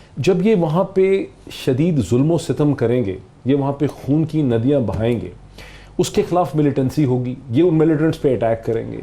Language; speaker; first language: Urdu; native; Urdu